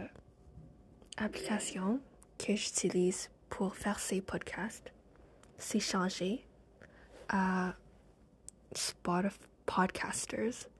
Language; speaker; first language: French; non-native, fluent; English